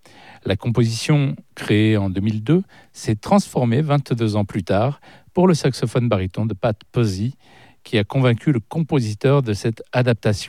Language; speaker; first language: French; native; French